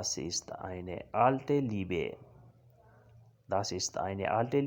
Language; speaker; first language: German; non-native, learner; Urdu